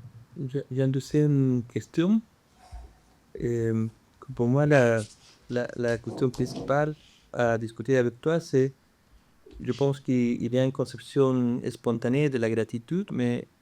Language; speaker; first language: French; non-native, fluent; Spanish